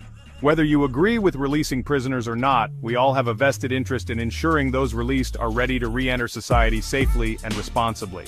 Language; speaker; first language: English; native; English